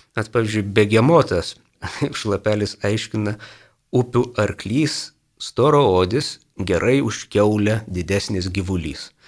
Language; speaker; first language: Lithuanian; native; Lithuanian